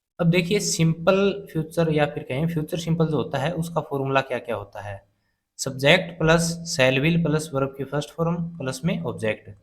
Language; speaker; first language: Hindi; native; Hindi